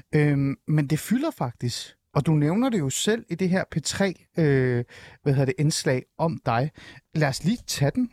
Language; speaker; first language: Danish; early bilingual, other home language; Persian